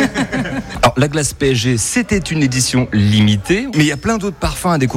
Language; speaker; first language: French; native; French